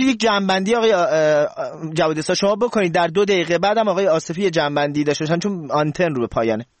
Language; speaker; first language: Persian; native; Persian